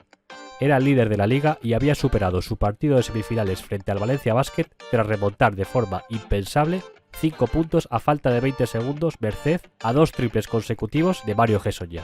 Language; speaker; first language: Spanish; native; Spanish